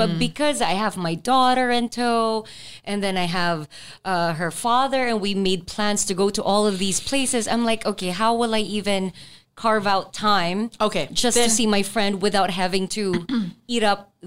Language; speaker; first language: English; non-native, local second language; Filipino